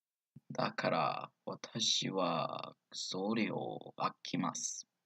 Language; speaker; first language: Japanese; non-native, learner; English